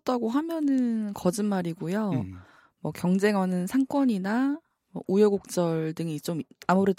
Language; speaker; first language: Korean; native; Korean